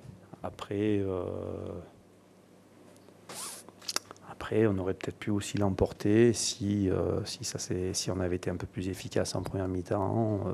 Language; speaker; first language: French; native; French